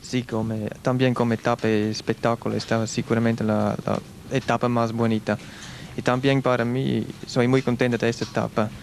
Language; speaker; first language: Spanish; non-native, learner; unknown